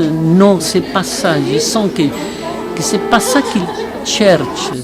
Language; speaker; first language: French; non-native, fluent; Spanish